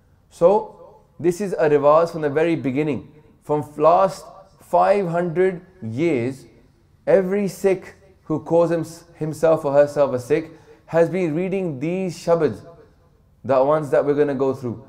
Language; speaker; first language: English; early bilingual, other home language; Punjabi